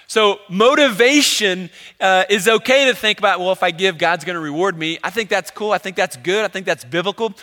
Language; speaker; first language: English; native; English